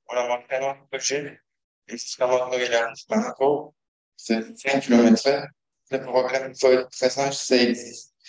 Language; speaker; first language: French; non-native, learner; Kurdish